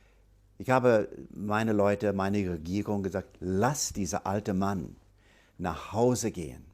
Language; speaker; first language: German; non-native, fluent; English